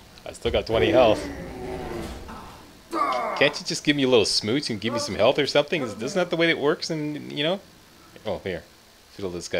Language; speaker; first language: English; native; English